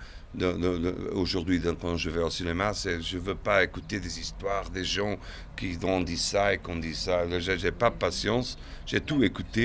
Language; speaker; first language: French; non-native, fluent; Portuguese